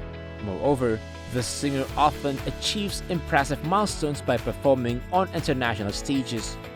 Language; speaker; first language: English; non-native, fluent; Indonesian